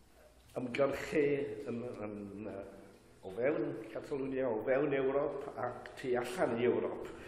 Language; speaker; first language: Welsh; native; Welsh